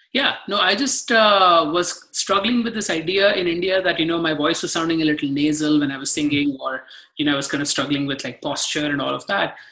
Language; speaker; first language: English; non-native, local second language; Telugu